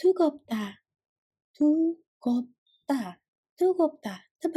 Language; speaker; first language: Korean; non-native, fluent; Indonesian